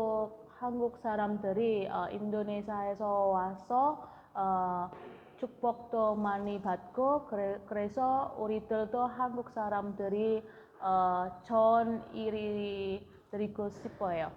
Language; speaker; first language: Korean; non-native, learner; Indonesian